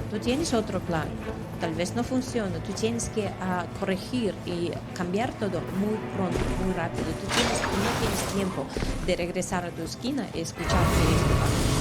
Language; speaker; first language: Spanish; non-native, fluent; Russian